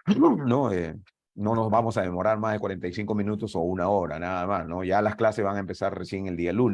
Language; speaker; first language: Spanish; native; Spanish